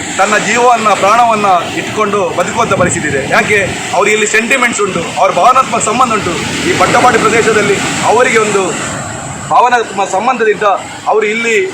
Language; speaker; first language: Kannada; non-native, local second language; Tulu